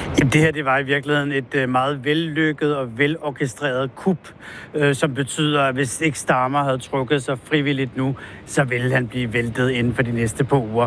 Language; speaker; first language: Danish; native; Danish